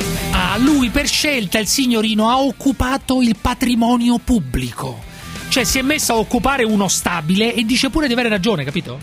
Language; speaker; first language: Italian; native; Italian